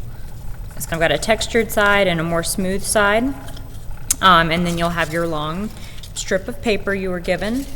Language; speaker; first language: English; native; English